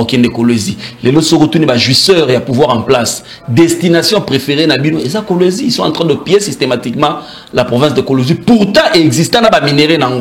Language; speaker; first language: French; non-native, local second language; Lingala